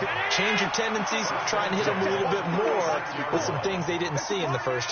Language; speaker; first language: English; native; English